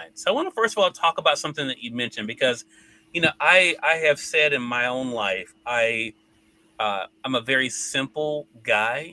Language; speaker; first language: English; native; English